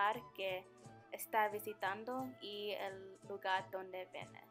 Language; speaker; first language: Spanish; non-native, learner; English